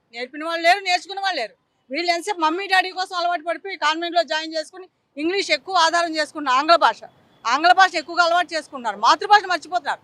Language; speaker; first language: Telugu; native; Telugu